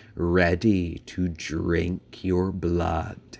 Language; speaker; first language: English; native; English